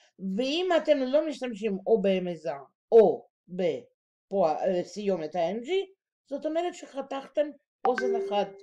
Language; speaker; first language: Hebrew; non-native, fluent; Russian